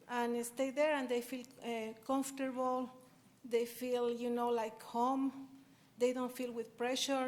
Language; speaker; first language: English; non-native, fluent; Spanish